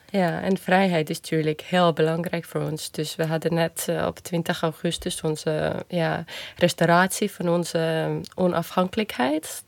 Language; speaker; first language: Dutch; non-native, fluent; Estonian